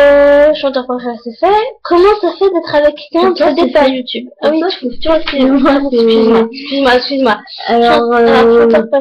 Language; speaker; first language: French; native; French